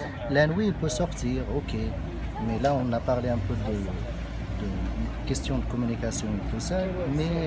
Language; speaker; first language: French; non-native, local second language; Arabic